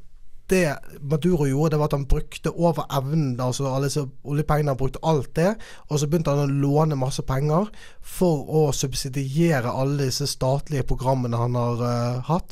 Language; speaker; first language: Norwegian; native; Norwegian